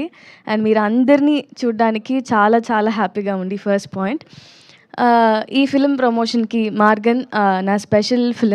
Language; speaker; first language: Telugu; non-native, learner; Tamil